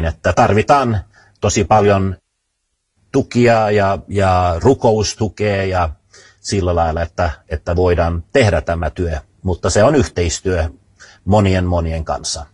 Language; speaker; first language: Finnish; non-native, fluent; Swedish